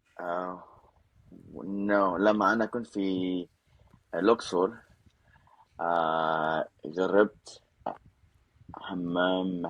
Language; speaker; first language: Arabic; non-native, learner; Spanish